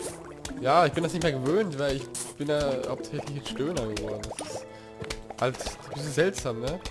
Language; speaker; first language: German; native; German